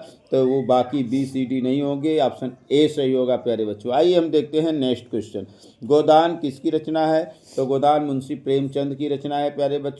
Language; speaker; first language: Hindi; native; Hindi